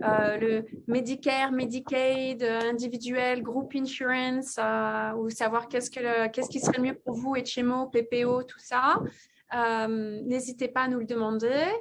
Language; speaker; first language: French; native; French